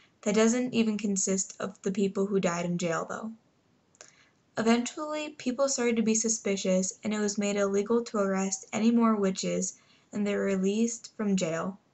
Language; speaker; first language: English; native; English